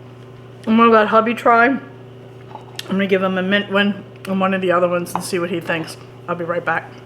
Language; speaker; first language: English; native; English